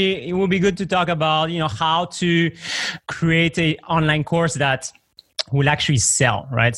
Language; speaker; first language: English; non-native, fluent; French